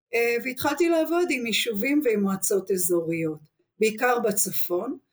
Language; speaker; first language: Hebrew; native; Hebrew